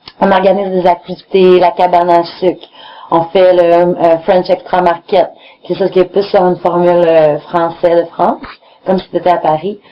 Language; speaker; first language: French; native; French